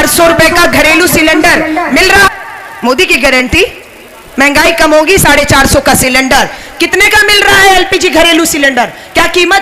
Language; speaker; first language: Hindi; native; Hindi